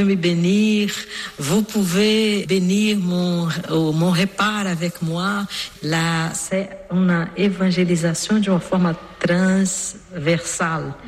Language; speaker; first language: French; non-native, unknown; Portuguese